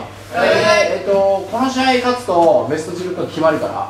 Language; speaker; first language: Japanese; native; Japanese